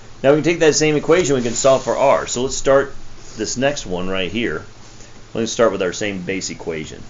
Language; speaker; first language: English; native; English